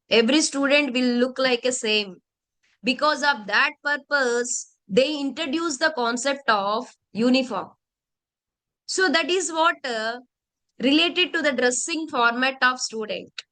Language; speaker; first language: English; non-native, local second language; Telugu